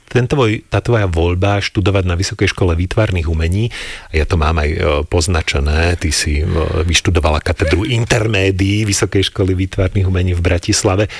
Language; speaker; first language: Slovak; native; Slovak